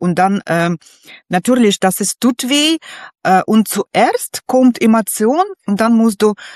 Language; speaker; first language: German; non-native, learner; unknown